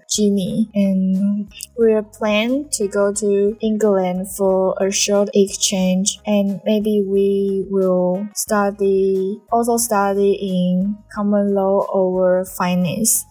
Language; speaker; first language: English; non-native, learner; Chinese